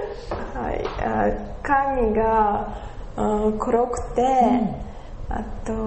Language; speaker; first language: Japanese; non-native, learner; Russian